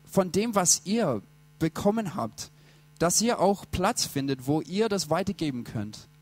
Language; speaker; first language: German; non-native, fluent; English